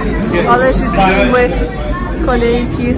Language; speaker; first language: Polish; non-native, local second language; Ukrainian